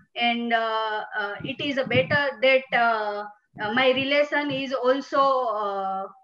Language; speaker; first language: English; non-native, local second language; Gujarati